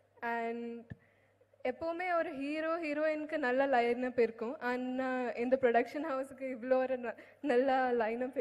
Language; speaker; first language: Tamil; non-native, fluent; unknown